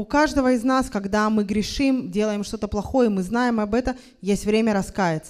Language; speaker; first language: Russian; native; Russian